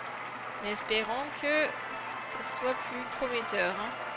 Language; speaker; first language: French; native; French